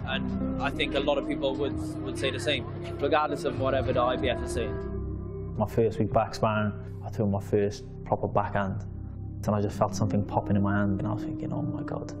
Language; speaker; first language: English; native; English